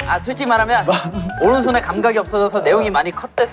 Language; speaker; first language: Korean; native; Korean